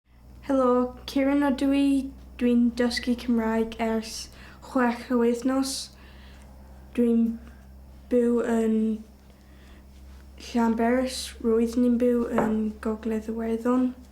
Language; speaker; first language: Welsh; non-native, learner; English